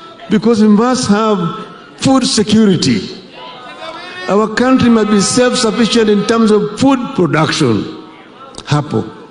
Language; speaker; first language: English; non-native, local second language; Luo (Kenya and Tanzania)